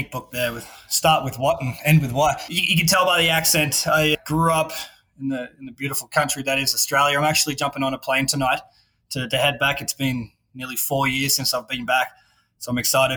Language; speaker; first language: English; native; English